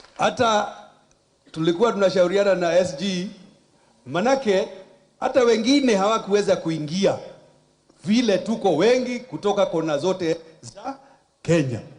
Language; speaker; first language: Swahili; non-native, local second language; Kikuyu